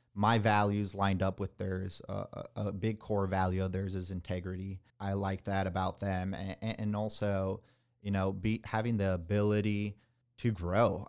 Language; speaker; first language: English; early bilingual, other home language; Spanish